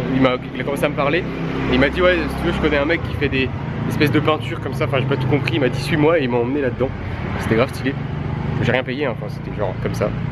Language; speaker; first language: French; native; French